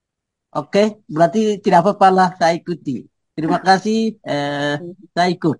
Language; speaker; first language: Indonesian; non-native, local second language; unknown